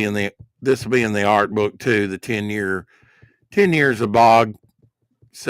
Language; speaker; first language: English; native; English